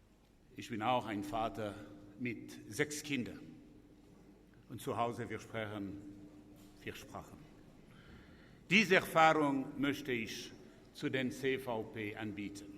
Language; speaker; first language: German; non-native, local second language; French